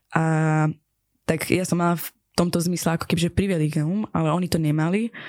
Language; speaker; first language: Slovak; non-native, fluent; Persian